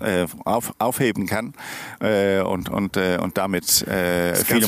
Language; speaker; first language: German; non-native, learner; Danish